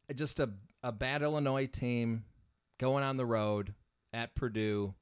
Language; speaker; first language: English; native; English